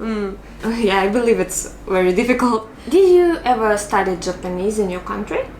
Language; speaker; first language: English; non-native, fluent; Russian